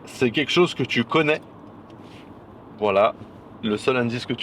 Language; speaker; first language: French; native; French